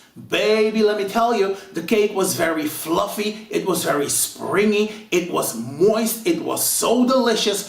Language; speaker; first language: English; non-native, fluent; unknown